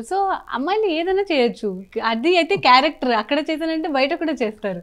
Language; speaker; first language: Telugu; non-native, fluent; Marathi